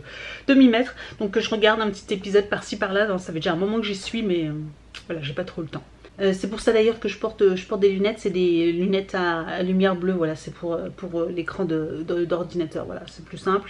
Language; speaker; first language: French; native; French